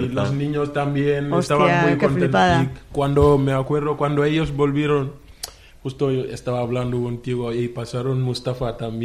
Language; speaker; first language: Spanish; non-native, fluent; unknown